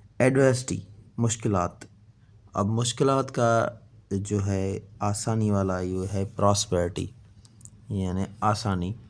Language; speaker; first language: Urdu; non-native, local second language; Sindhi